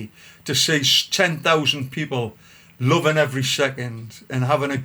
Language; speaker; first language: English; native; English